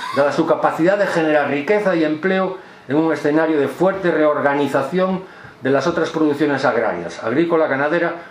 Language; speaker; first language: Spanish; non-native, local second language; Galician